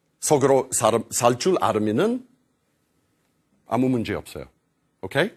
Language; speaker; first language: Korean; non-native, fluent; English